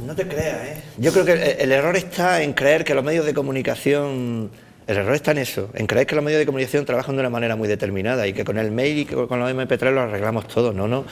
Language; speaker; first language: Spanish; native; Spanish